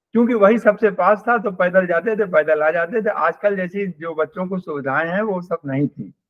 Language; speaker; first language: Hindi; native; Hindi